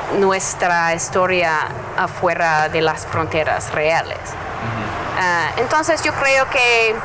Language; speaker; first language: Spanish; non-native, learner; English